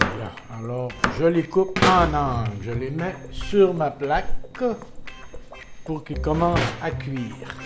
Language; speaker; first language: French; non-native, fluent; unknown